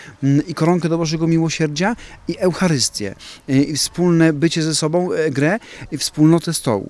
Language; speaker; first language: Polish; native; Polish